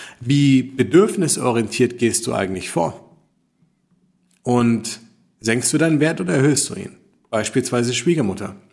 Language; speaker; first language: German; native; German